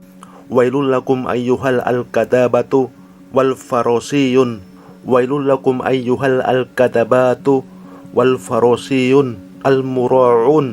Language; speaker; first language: Arabic; non-native, learner; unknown